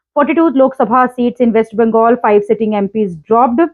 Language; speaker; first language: English; non-native, local second language; Hindi